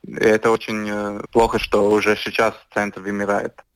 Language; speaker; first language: Russian; non-native, local second language; Latvian